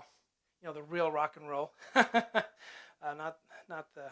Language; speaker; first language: English; native; English